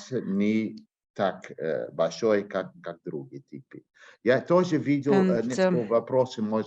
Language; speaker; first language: Russian; non-native, learner; Dutch